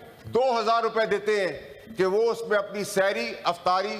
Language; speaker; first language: Urdu; native; Urdu